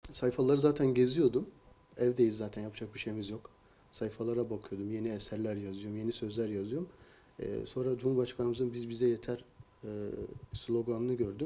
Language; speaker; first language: Turkish; native; Turkish